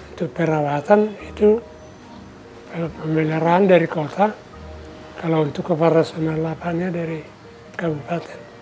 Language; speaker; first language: Indonesian; non-native, local second language; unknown